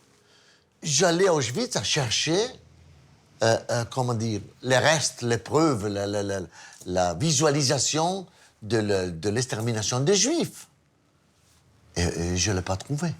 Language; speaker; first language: French; non-native, fluent; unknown